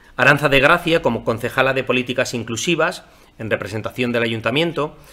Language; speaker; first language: Spanish; non-native, local second language; Catalan